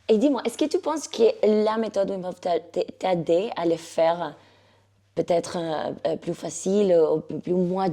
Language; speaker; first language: French; non-native, fluent; Spanish